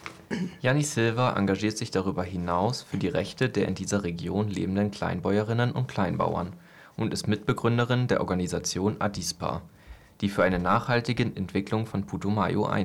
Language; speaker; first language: German; native; German